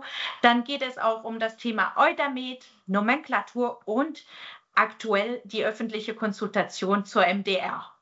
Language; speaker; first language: German; native; German